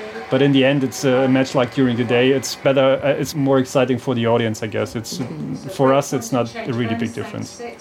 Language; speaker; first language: English; non-native, fluent; German